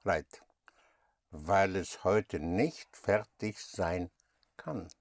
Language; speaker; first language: German; non-native, fluent; English